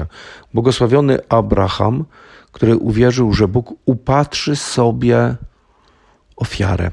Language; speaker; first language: Polish; native; Polish